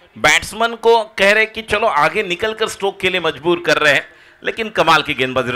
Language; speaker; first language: Hindi; non-native, local second language; Marathi